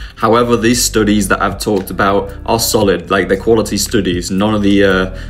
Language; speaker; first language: English; native; English